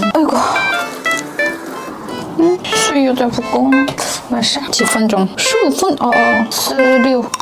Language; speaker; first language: Chinese; non-native, learner; Korean